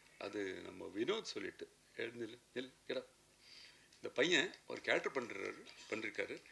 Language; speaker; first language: Tamil; native; Tamil